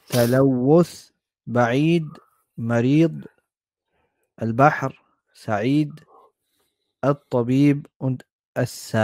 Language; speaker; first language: Arabic; non-native, fluent; German